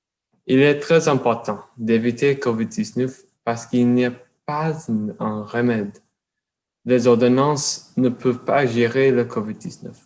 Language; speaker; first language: French; non-native, learner; English